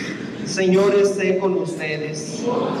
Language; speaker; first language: Spanish; native; Spanish